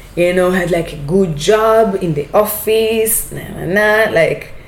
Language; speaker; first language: English; non-native, fluent; Hebrew